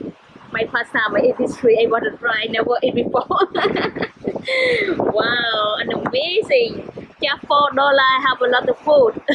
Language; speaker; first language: English; non-native, learner; Khmer